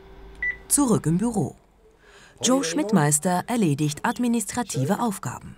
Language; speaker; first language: German; native; German